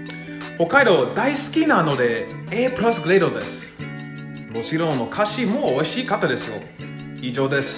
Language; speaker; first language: Japanese; non-native, learner; English